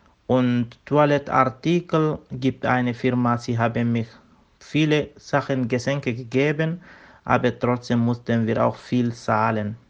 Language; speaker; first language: German; non-native, learner; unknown